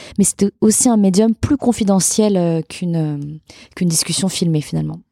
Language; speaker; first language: French; native; French